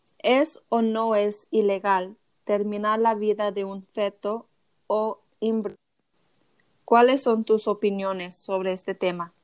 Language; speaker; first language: Spanish; early bilingual, heritage; Spanish